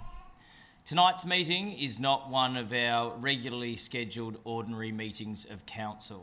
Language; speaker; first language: English; native; English